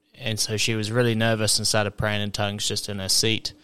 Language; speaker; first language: English; native; English